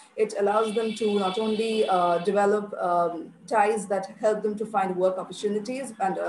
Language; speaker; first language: English; non-native, local second language; Bangla